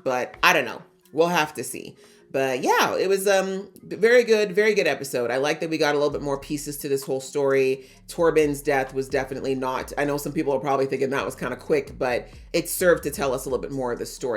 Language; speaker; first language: English; native; English